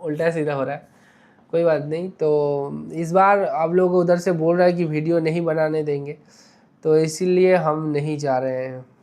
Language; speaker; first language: Hindi; non-native, local second language; Bangla